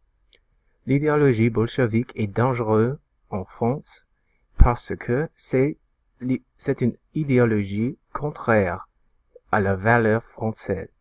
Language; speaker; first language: French; non-native, learner; English